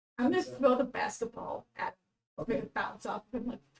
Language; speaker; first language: English; native; English